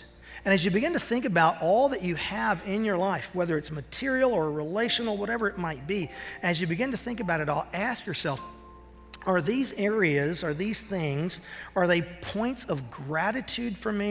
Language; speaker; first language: English; native; English